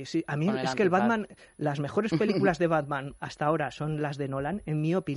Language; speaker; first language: Spanish; native; Spanish